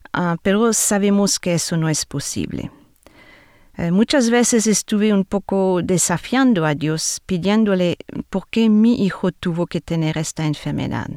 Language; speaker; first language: Spanish; non-native, fluent; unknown